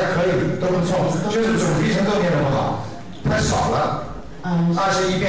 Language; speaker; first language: Chinese; native; Chinese